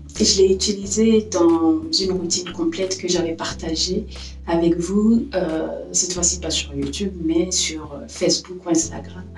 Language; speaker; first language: French; native; French